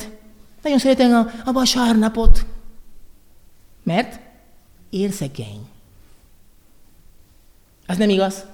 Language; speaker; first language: Hungarian; non-native, learner; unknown